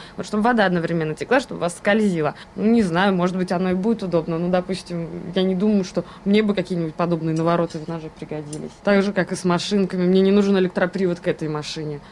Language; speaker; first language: Russian; native; Russian